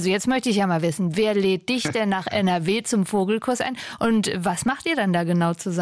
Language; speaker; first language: German; native; German